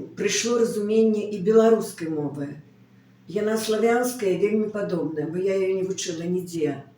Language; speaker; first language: Belarusian; non-native, local second language; Russian